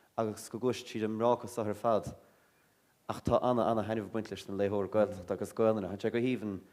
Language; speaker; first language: Irish; native; Irish